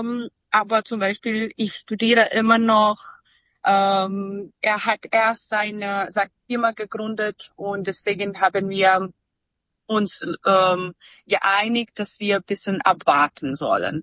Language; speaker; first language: German; non-native, fluent; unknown